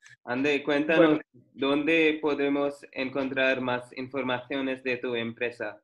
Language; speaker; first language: Spanish; non-native, learner; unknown